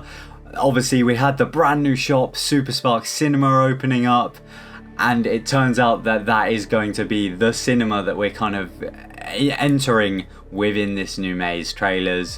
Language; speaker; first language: English; native; English